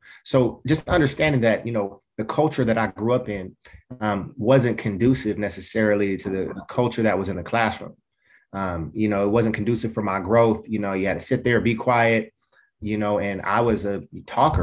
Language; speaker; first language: English; native; English